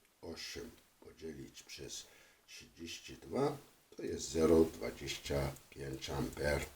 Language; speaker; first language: Polish; non-native, fluent; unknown